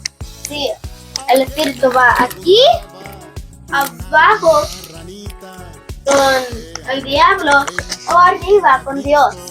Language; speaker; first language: Spanish; early bilingual, heritage; Spanish